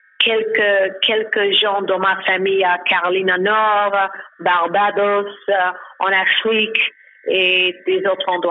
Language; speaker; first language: French; non-native, learner; English